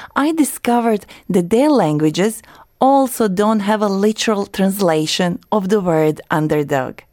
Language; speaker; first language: English; non-native, fluent; Croatian